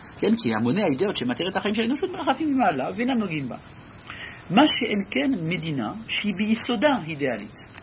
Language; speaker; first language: Hebrew; non-native, fluent; French